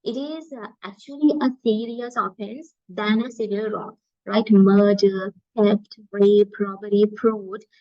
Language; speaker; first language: English; non-native, local second language; Sinhala